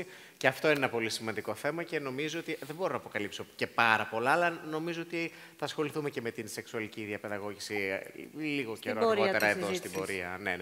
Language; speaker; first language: Greek; native; Greek